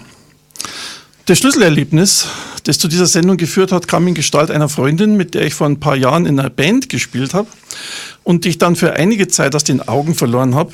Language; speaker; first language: German; native; German